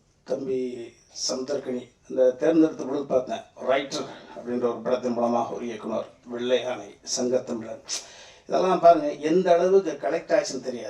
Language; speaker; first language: Tamil; native; Tamil